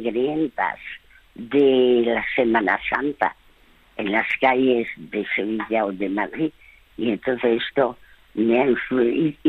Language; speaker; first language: Spanish; early bilingual, other home language; French